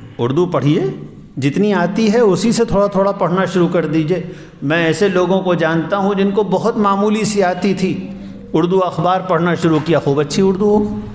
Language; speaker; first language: Urdu; native; Urdu